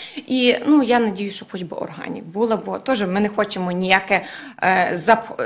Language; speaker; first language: Ukrainian; native; Ukrainian